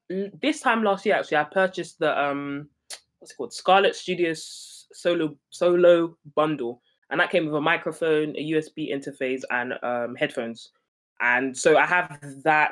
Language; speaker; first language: English; native; English